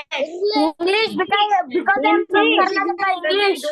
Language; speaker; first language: English; non-native, local second language; Kannada